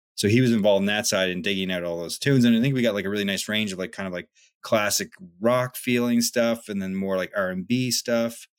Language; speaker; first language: English; native; English